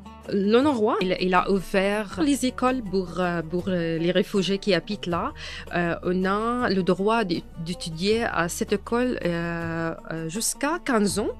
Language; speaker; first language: French; non-native, fluent; Arabic